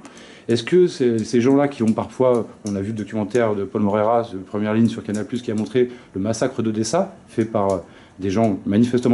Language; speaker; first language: French; native; French